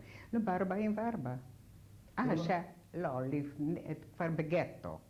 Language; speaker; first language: Hebrew; non-native, fluent; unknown